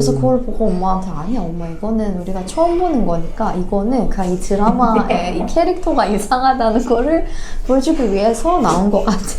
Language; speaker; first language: Korean; non-native, fluent; Persian